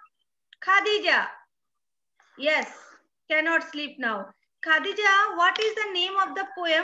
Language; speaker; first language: English; non-native, learner; Bangla